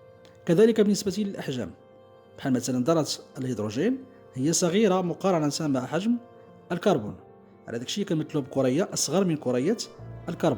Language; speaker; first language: Arabic; native; Arabic